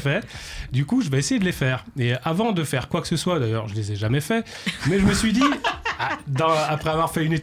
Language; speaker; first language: French; native; French